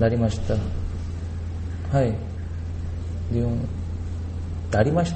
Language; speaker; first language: Japanese; non-native, learner; Korean